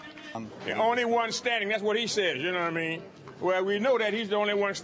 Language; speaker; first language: English; native; English